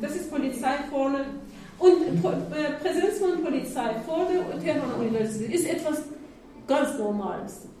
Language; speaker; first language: German; non-native, learner; Persian